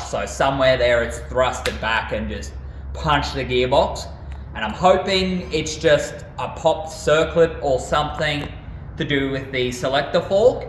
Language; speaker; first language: English; native; English